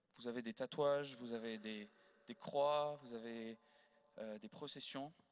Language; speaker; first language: French; native; French